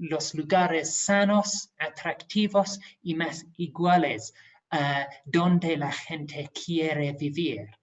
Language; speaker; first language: Spanish; non-native, fluent; English